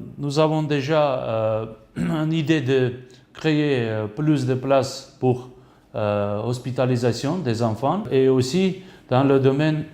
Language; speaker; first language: French; non-native, fluent; Armenian